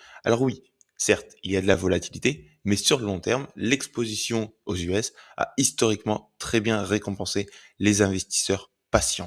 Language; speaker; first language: French; native; French